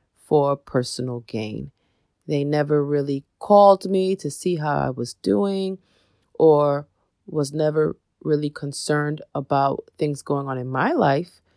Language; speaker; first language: English; native; English